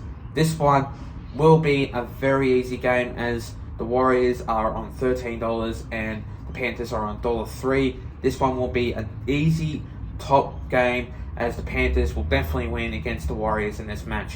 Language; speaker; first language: English; native; English